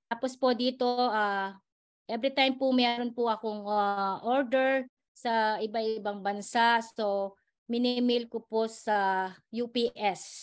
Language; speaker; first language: Filipino; native; Filipino